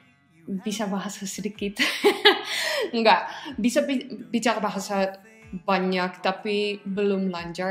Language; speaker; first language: Indonesian; non-native, learner; Dutch